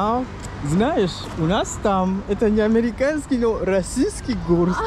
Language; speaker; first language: Russian; non-native, fluent; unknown